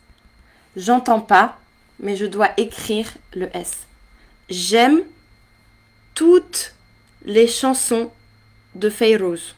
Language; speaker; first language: French; native; French